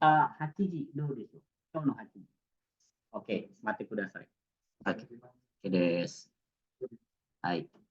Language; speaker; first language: Japanese; non-native, fluent; Indonesian